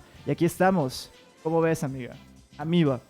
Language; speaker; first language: Spanish; native; Spanish